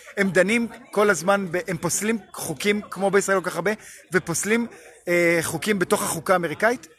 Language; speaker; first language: Hebrew; native; Hebrew